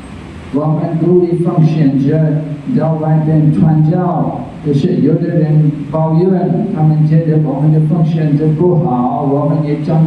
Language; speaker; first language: Chinese; non-native, fluent; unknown